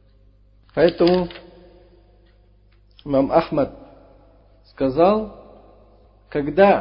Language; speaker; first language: Russian; non-native, fluent; Uzbek